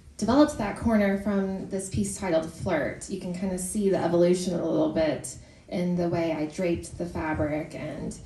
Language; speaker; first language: English; native; English